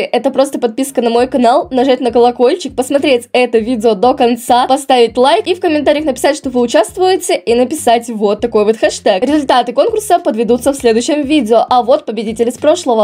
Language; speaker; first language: Russian; native; Russian